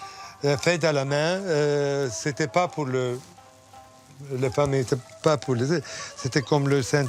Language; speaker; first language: French; non-native, learner; Turkish